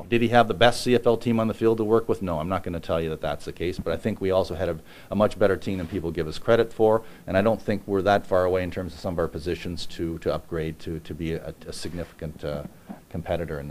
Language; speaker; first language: English; native; English